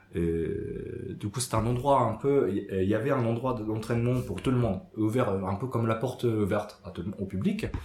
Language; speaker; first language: French; non-native, fluent; Japanese